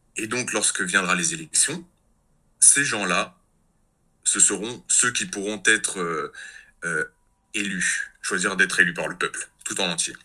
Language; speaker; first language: French; native; French